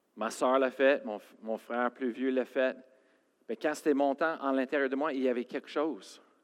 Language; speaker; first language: French; non-native, fluent; English